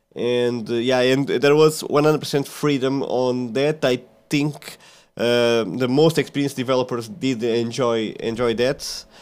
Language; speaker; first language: English; non-native, fluent; Portuguese